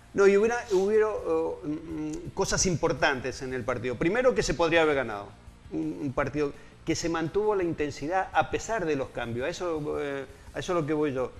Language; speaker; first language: Spanish; native; Spanish